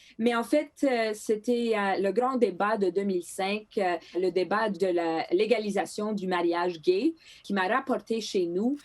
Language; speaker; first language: French; non-native, local second language; Greek